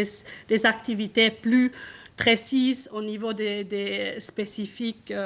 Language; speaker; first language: French; non-native, fluent; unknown